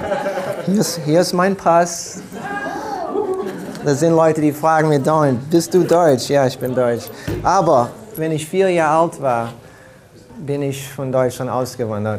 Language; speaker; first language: German; early bilingual, heritage; German